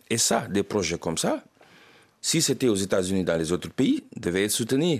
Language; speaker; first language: French; non-native, local second language; Wolof